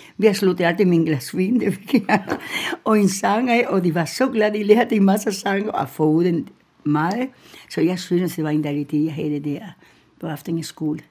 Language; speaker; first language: Danish; non-native, fluent; Spanish